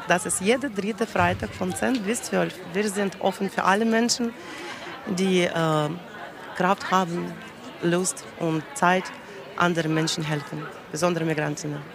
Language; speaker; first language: German; non-native, learner; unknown